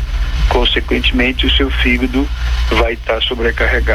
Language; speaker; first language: Portuguese; native; Portuguese